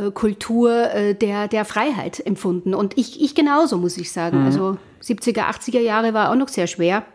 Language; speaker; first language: German; native; German